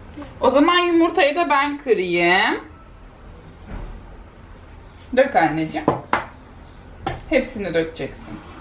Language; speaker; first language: Turkish; native; Turkish